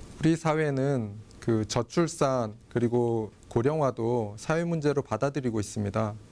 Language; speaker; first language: Korean; native; Korean